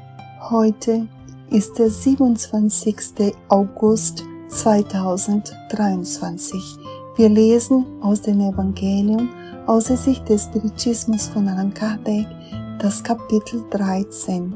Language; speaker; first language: German; non-native, fluent; Portuguese